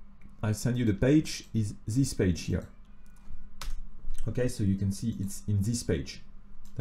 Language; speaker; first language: English; non-native, fluent; French